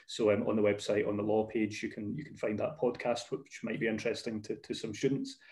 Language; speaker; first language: English; native; English